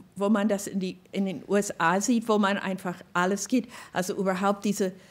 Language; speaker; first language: German; non-native, fluent; English